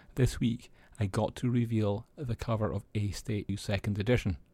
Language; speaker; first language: English; native; English